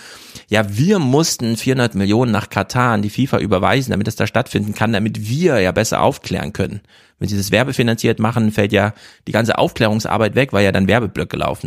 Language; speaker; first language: German; native; German